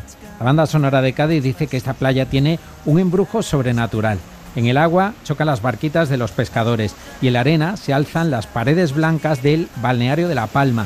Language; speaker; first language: Spanish; native; Spanish